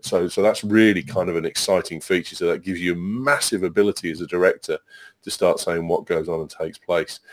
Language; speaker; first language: English; native; English